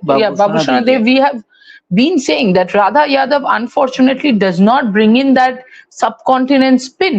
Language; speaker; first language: English; non-native, local second language; Hindi